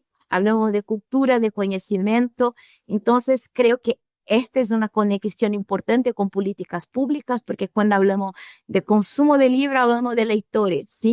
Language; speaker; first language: Spanish; non-native, fluent; Portuguese